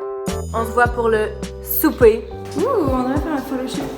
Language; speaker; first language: French; native; French